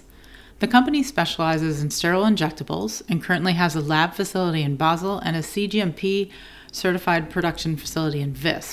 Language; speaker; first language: English; native; English